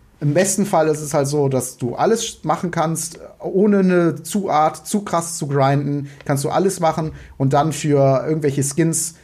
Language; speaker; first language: German; native; German